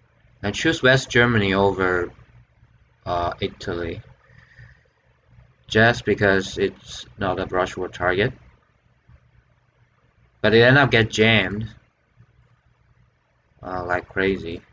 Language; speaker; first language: English; non-native, fluent; Chinese